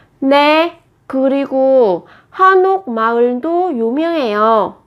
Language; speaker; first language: Korean; non-native, fluent; Vietnamese